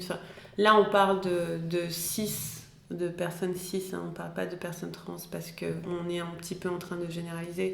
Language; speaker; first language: French; native; French